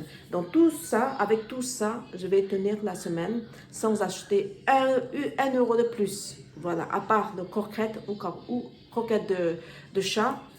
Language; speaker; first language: French; non-native, learner; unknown